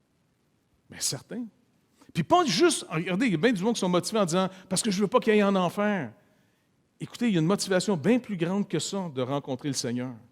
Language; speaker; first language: French; native; French